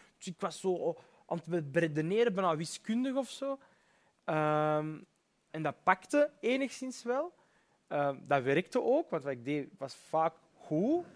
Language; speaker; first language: Dutch; early bilingual, other home language; Berber languages